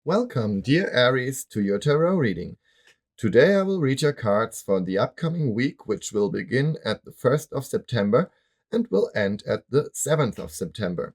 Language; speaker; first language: English; non-native, fluent; German